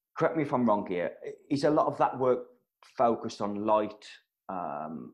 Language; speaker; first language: English; native; English